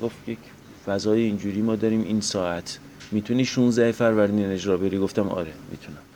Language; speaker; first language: Persian; non-native, local second language; Azerbaijani